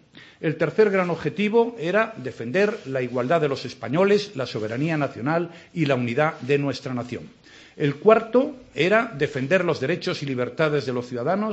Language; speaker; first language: Spanish; native; Spanish